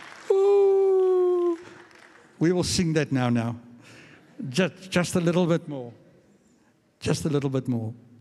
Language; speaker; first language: English; non-native, local second language; Afrikaans